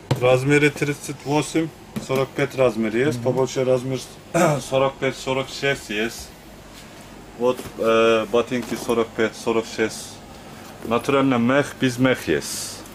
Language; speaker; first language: Russian; non-native, learner; Turkish